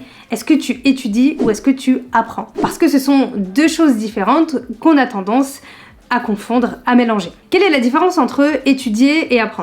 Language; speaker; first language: French; native; French